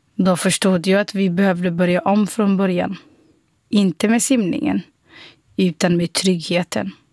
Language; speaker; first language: Swedish; non-native, fluent; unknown